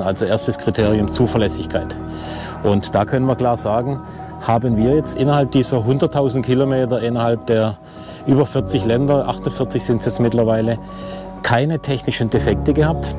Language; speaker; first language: German; native; German